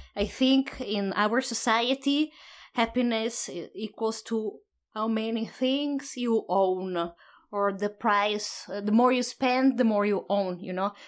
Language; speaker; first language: English; non-native, fluent; Italian